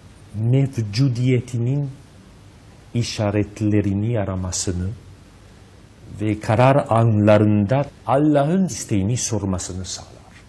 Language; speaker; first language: Turkish; non-native, learner; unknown